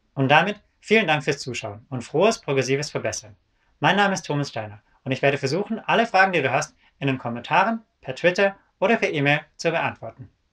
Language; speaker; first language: German; native; German